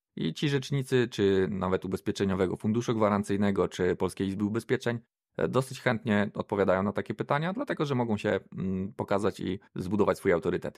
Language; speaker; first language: Polish; native; Polish